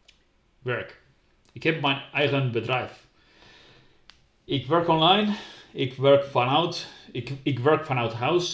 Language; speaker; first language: Dutch; non-native, learner; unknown